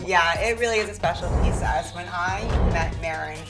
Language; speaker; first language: English; native; English